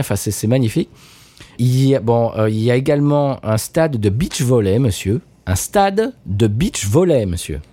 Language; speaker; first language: French; native; French